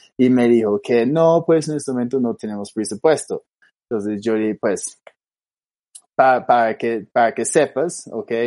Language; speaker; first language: Spanish; non-native, fluent; English